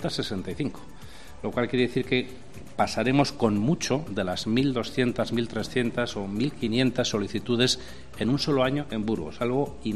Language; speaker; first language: Spanish; native; Spanish